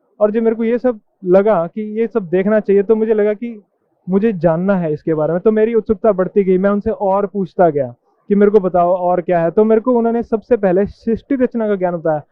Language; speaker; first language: Hindi; native; Hindi